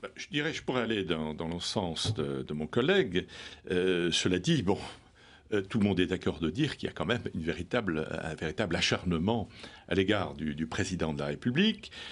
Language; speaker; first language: French; native; French